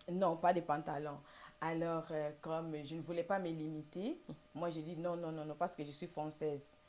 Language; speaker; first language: French; non-native, local second language; Lingala